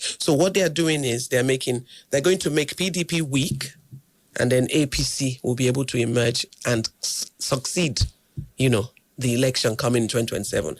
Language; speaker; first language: English; non-native, local second language; Yoruba